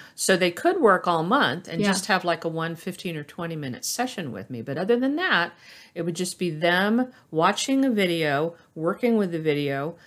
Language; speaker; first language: English; native; English